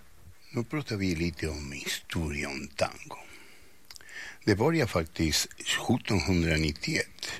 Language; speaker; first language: Swedish; non-native, fluent; Spanish